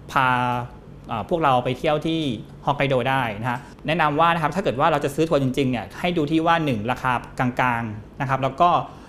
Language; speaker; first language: Thai; native; Thai